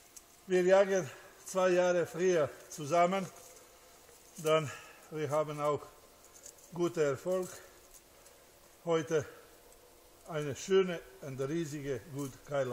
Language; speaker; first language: German; non-native, learner; Croatian